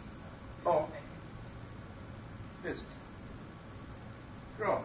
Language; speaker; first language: Swedish; native; Swedish